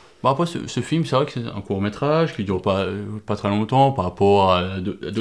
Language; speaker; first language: French; native; French